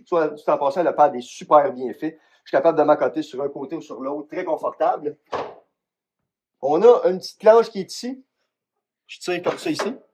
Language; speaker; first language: French; native; French